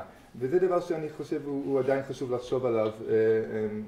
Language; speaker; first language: Hebrew; non-native, fluent; English